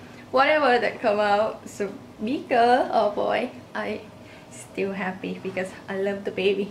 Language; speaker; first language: English; non-native, learner; Thai